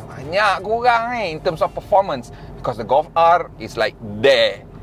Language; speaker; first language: English; non-native, local second language; Malay